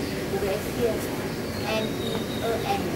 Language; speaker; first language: French; non-native, fluent; Vietnamese